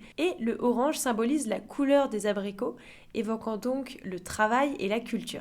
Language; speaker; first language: French; native; French